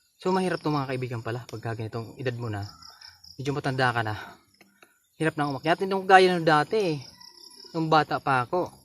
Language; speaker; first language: Filipino; native; Filipino